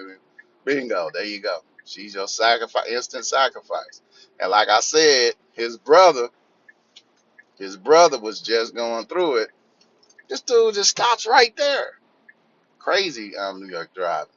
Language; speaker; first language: English; native; English